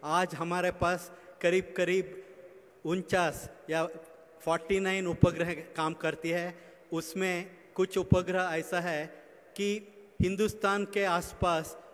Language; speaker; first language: Hindi; non-native, local second language; Kannada